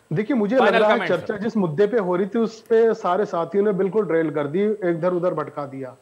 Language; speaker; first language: Hindi; native; Hindi